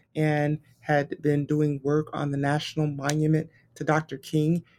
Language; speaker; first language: English; native; English